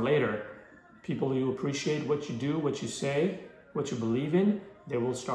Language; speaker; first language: English; non-native, local second language; Urdu